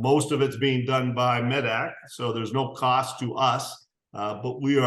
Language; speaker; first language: English; native; English